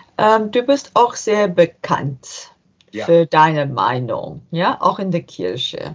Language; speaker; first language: German; non-native, learner; English